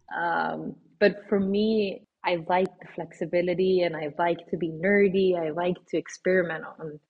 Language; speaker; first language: English; non-native, fluent; Swedish